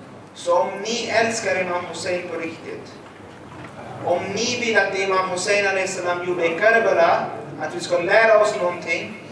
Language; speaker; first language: Swedish; early bilingual, other home language; Arabic